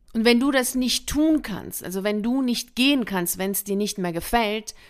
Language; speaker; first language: German; early bilingual, other home language; Persian